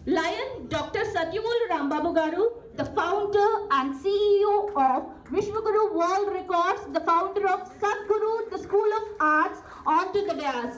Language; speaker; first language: English; non-native, local second language; Telugu